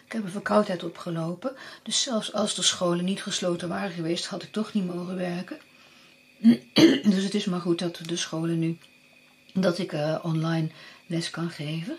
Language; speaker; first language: Dutch; native; Dutch